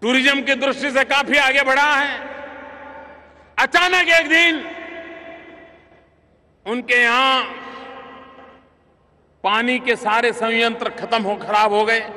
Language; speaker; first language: Hindi; non-native, local second language; Gujarati